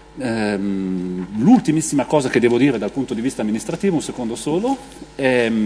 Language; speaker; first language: Italian; native; Italian